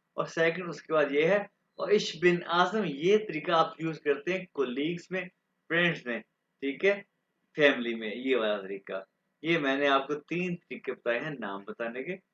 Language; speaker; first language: Urdu; non-native, local second language; Punjabi